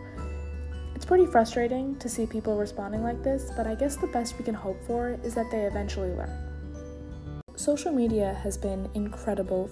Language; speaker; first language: English; native; English